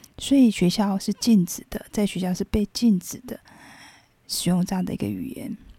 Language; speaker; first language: Chinese; non-native, local second language; Min Nan Chinese